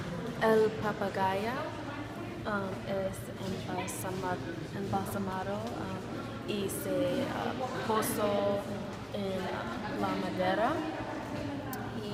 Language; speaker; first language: Spanish; non-native, learner; English